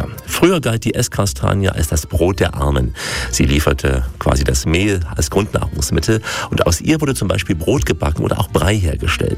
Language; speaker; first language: German; native; German